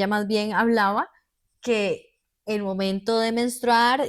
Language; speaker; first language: Spanish; native; Spanish